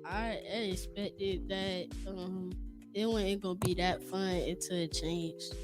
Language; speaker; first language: English; native; English